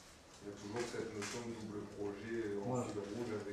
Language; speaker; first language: French; native; French